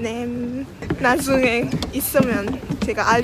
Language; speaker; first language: Korean; non-native, learner; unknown